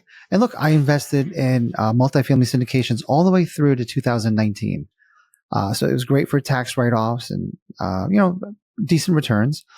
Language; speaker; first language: English; native; English